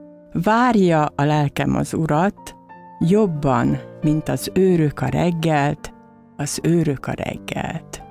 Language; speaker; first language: Hungarian; native; Hungarian